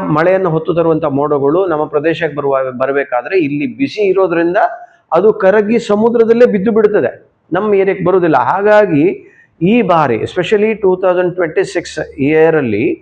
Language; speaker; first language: Kannada; non-native, local second language; Konkani